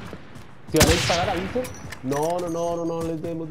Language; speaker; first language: Spanish; native; Spanish